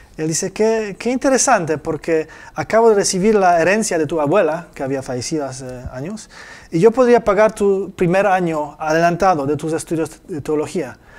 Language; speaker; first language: Spanish; non-native, fluent; Polish